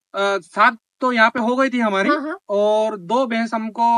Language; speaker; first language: Hindi; native; Hindi